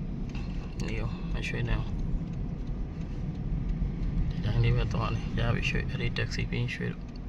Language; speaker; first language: Burmese; native; Burmese